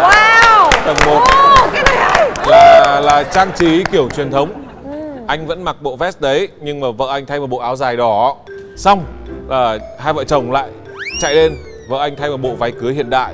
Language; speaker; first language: Vietnamese; native; Vietnamese